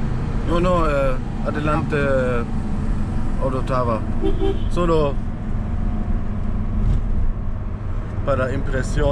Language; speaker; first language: Spanish; non-native, learner; German